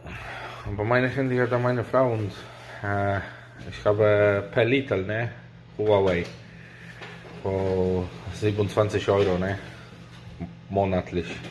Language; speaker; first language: German; non-native, learner; Polish